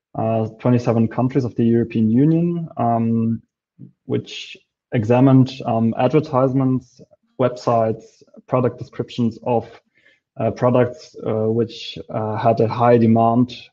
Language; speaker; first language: English; non-native, fluent; Polish